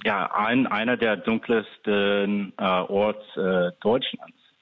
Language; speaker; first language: German; non-native, fluent; English